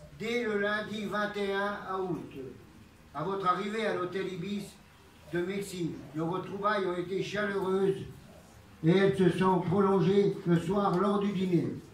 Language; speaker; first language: French; early bilingual, other home language; Italian